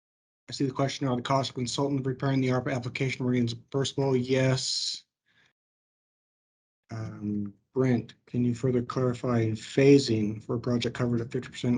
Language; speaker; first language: English; native; English